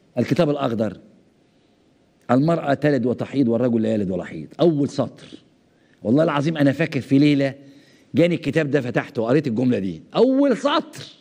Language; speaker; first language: Arabic; native; Arabic